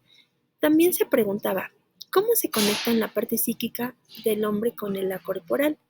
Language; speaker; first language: Spanish; native; Spanish